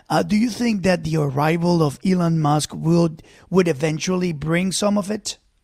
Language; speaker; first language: English; non-native, fluent; Spanish